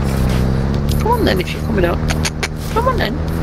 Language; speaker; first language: English; native; English